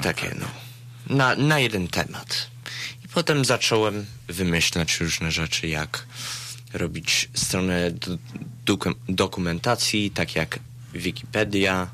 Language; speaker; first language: Polish; early bilingual, heritage; Polish